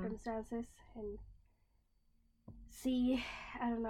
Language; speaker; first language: English; non-native, fluent; Swedish